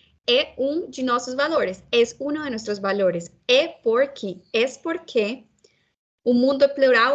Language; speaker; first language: Portuguese; non-native, fluent; Spanish